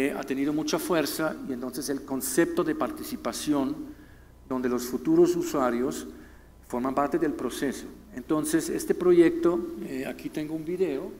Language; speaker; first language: Spanish; non-native, fluent; German